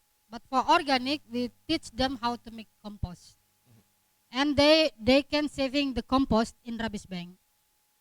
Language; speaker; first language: English; non-native, learner; Indonesian